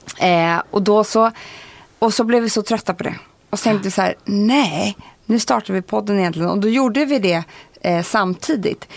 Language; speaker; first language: Swedish; native; Swedish